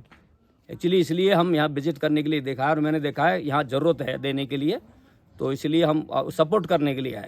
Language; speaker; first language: Hindi; native; Hindi